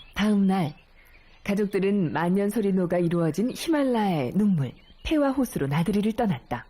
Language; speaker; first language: Korean; native; Korean